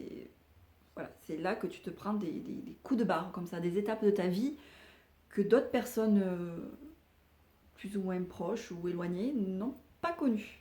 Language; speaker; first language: French; native; French